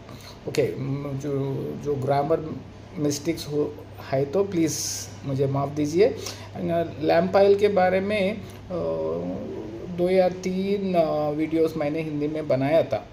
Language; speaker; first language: Hindi; non-native, local second language; Telugu